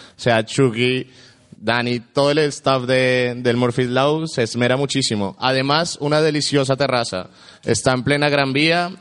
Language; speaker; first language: Spanish; native; Spanish